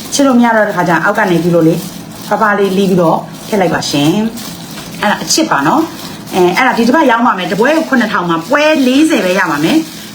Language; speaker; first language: Burmese; non-native, local second language; Kachin